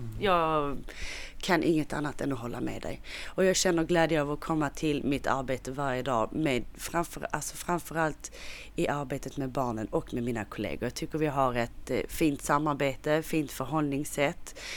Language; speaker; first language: Swedish; native; Swedish